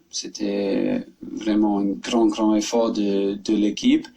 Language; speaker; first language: French; non-native, learner; German